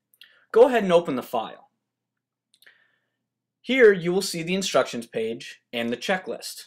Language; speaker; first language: English; native; English